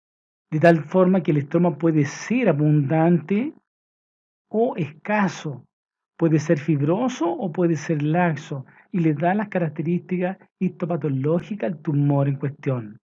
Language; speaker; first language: Spanish; native; Spanish